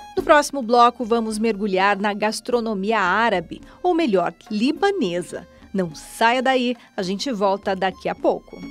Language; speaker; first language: Portuguese; native; Portuguese